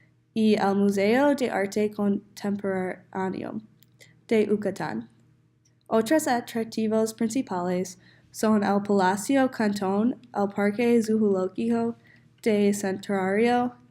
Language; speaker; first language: Spanish; non-native, learner; English